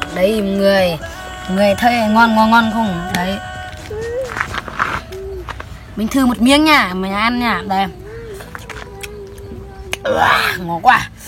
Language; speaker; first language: Vietnamese; non-native, local second language; Jarai